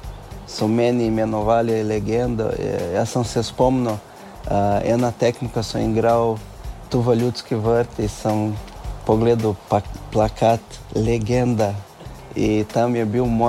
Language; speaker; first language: Slovenian; non-native, learner; Portuguese